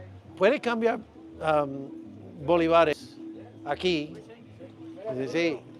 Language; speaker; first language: Spanish; non-native, learner; English